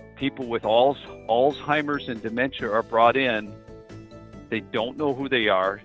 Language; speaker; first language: English; native; English